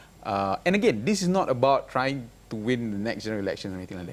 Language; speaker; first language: English; non-native, local second language; Malay